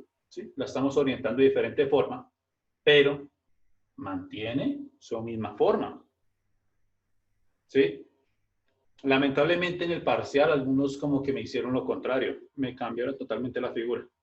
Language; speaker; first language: Spanish; native; Spanish